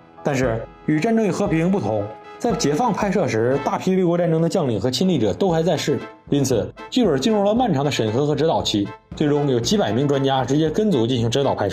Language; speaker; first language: Chinese; native; Chinese